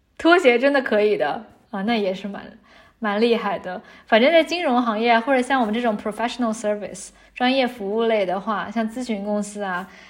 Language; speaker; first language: Chinese; native; Chinese